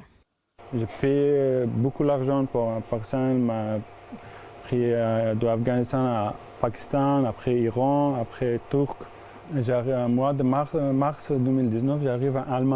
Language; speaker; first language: French; non-native, learner; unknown